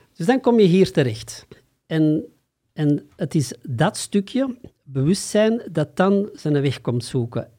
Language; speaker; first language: Dutch; native; Dutch